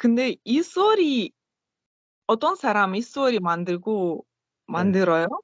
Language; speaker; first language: Korean; non-native, learner; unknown